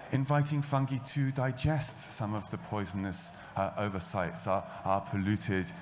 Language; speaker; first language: English; native; English